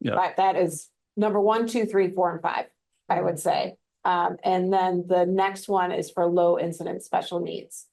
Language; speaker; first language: English; native; English